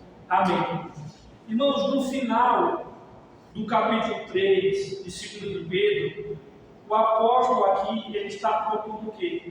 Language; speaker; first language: Portuguese; native; Portuguese